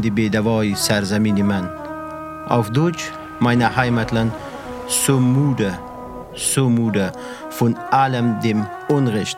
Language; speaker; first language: German; non-native, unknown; Persian